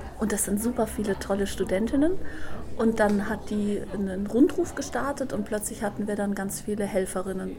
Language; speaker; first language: German; native; German